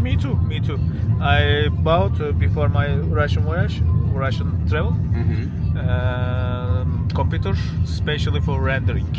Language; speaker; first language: English; non-native, learner; Turkish